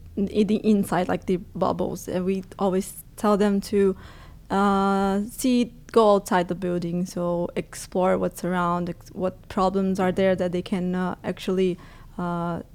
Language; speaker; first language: English; non-native, fluent; Portuguese